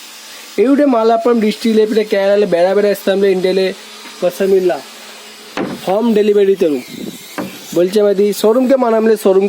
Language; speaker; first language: Malayalam; non-native, learner; Hindi